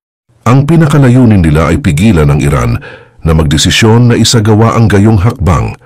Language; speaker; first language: Filipino; native; Filipino